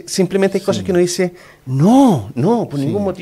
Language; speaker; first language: Spanish; native; Spanish